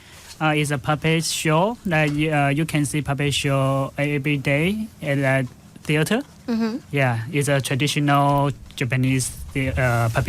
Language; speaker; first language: English; non-native, fluent; Chinese